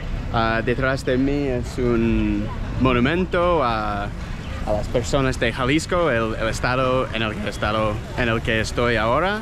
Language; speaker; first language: Spanish; non-native, fluent; English